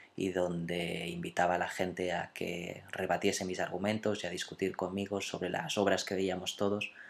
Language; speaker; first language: Spanish; native; Spanish